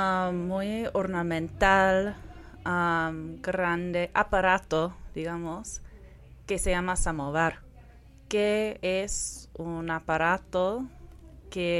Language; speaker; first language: Spanish; non-native, fluent; English